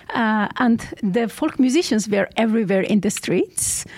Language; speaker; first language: English; non-native, fluent; Armenian